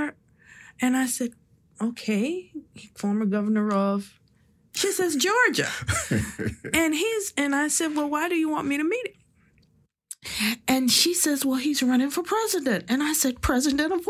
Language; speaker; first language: English; native; English